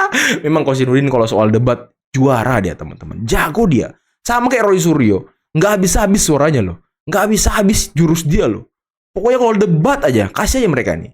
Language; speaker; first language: Indonesian; native; Indonesian